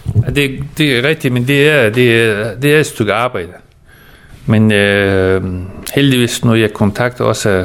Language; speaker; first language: Danish; non-native, learner; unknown